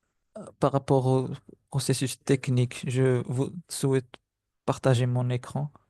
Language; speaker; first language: French; non-native, fluent; Spanish